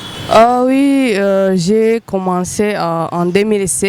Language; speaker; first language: French; non-native, local second language; Rundi